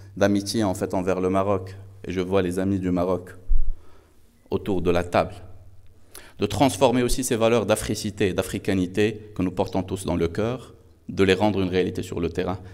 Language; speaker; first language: French; non-native, local second language; Arabic